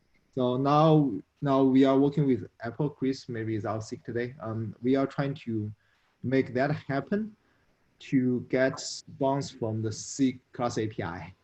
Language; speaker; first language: English; non-native, fluent; Chinese